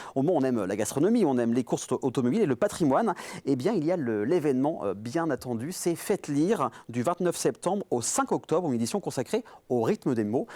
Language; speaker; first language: French; native; French